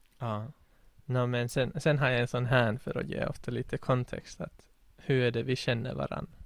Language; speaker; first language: Swedish; native; Swedish